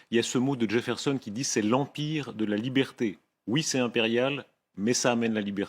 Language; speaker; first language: French; native; French